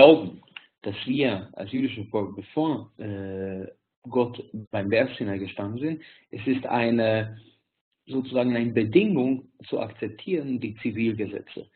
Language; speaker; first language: German; non-native, fluent; Hungarian